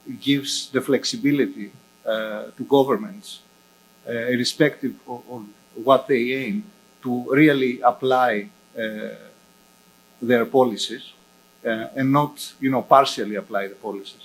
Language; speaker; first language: English; non-native, fluent; Greek